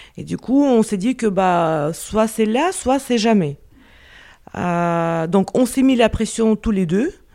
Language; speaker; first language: French; non-native, fluent; Russian